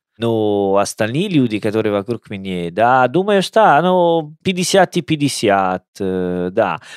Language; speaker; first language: Russian; non-native, learner; Italian